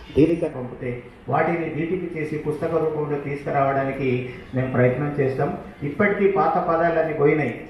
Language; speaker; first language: Telugu; non-native, local second language; Gondi